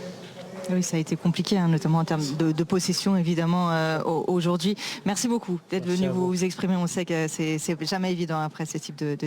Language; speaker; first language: French; native; French